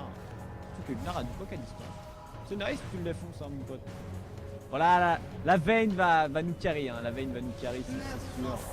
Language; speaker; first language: French; native; French